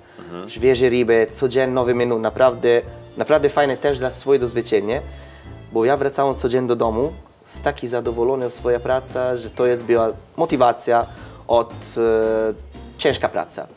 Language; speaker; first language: Polish; non-native, learner; Italian